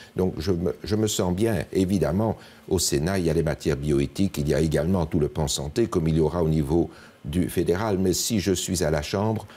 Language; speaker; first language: French; native; French